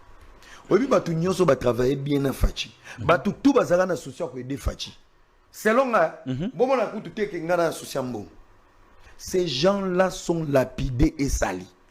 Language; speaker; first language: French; non-native, local second language; Lingala